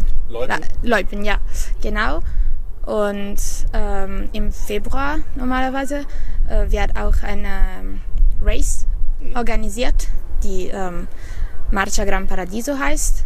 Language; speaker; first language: German; non-native, fluent; Italian